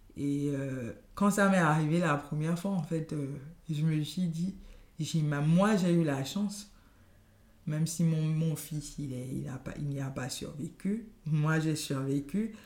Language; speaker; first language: French; non-native, local second language; Yoruba